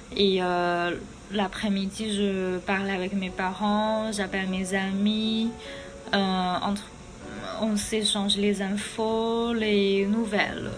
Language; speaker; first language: French; non-native, fluent; Chinese